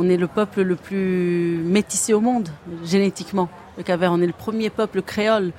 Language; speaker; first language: French; non-native, fluent; Kabuverdianu